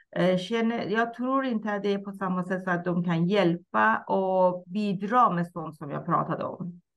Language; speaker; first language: Swedish; non-native, fluent; Persian